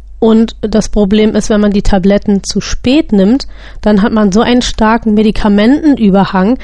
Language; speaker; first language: German; native; German